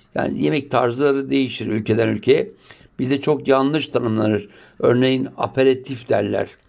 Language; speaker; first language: Turkish; native; Turkish